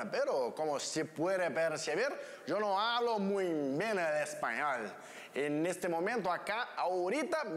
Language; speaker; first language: Spanish; non-native, learner; Portuguese